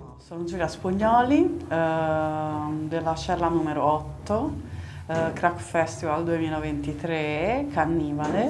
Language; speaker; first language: Italian; native; Italian